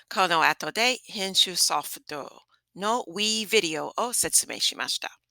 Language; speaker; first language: Japanese; non-native, fluent; English